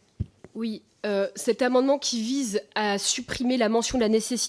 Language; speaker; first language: French; native; French